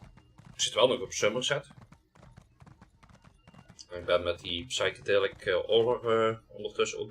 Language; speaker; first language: Dutch; native; Dutch